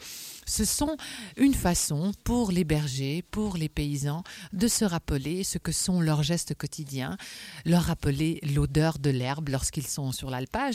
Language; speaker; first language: French; native; French